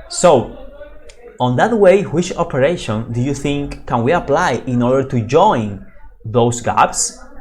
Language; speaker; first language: English; non-native, fluent; Spanish